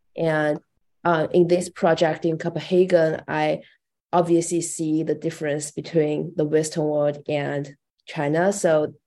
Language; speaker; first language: English; non-native, fluent; Chinese